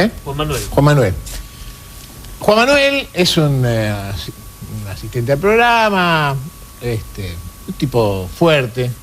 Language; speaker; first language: Spanish; native; Spanish